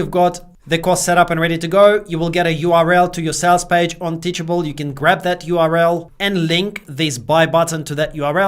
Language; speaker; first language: English; native; English